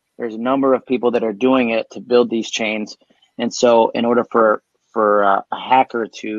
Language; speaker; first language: English; native; English